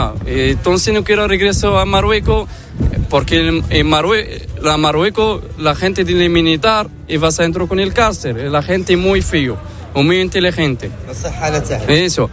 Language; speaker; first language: Spanish; non-native, learner; Arabic